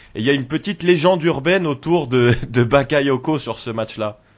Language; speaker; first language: French; native; French